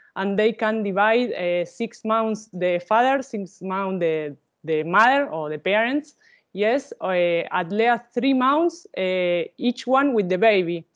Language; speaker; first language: English; non-native, learner; Spanish